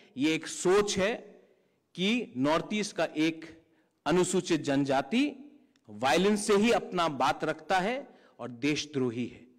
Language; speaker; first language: Hindi; non-native, local second language; Kok Borok